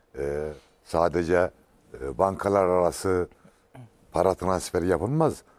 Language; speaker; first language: Turkish; native; Turkish